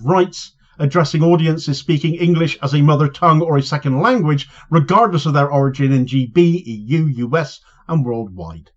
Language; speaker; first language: English; native; English